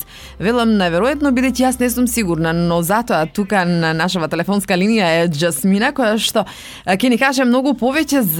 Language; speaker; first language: Macedonian; native; Macedonian